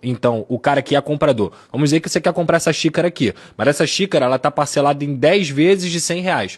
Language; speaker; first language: Portuguese; native; Portuguese